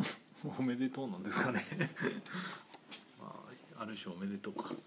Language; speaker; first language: Japanese; native; Japanese